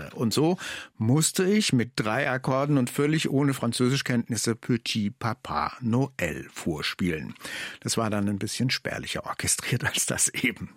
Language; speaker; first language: German; native; German